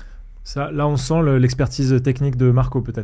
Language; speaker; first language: French; native; French